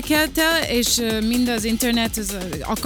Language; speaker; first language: Hungarian; early bilingual, heritage; Hungarian